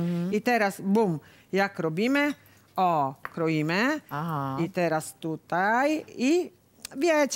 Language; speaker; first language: Polish; non-native, learner; Italian